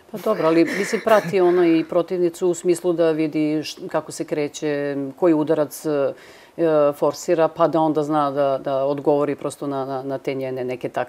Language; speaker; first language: Serbian; native; Serbian